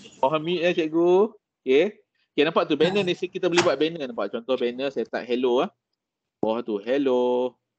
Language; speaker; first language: Malay; native; Malay